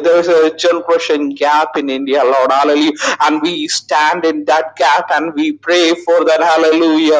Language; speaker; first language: English; non-native, local second language; Malayalam